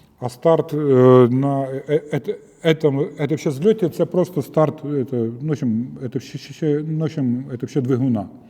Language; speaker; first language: Ukrainian; non-native, local second language; Russian